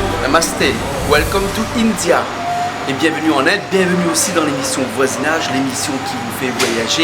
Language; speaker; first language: French; native; French